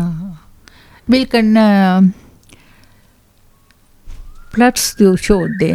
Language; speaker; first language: Swedish; non-native, learner; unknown